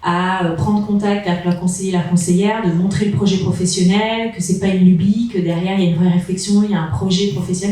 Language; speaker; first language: French; native; French